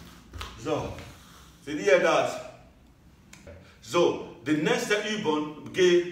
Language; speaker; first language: German; non-native, learner; English